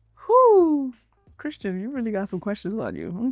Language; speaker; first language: English; native; English